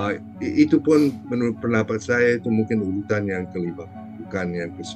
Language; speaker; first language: Indonesian; non-native, fluent; English